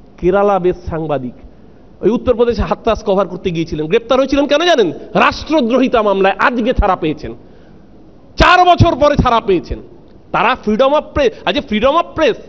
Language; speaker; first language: Bangla; native; Bangla